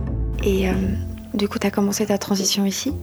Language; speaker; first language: French; native; French